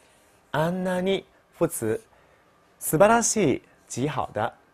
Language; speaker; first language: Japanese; non-native, fluent; Chinese